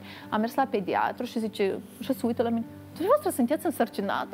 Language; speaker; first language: Romanian; native; Romanian